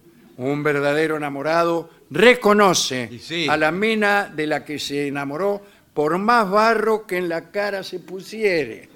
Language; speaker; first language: Spanish; native; Spanish